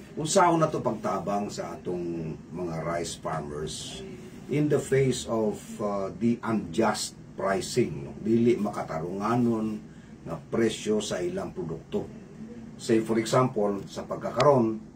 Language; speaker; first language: Cebuano; non-native, local second language; Hiligaynon